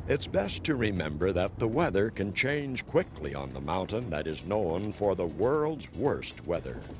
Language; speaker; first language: English; native; English